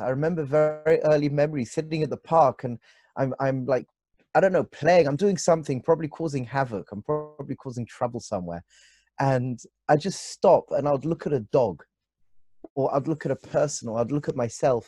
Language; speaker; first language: English; native; English